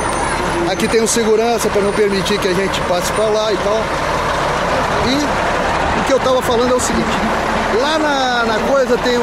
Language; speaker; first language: Portuguese; native; Portuguese